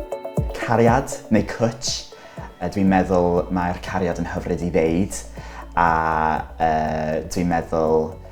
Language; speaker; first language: Welsh; non-native, local second language; English